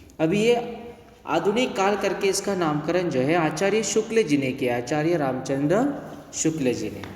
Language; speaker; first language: Hindi; native; Hindi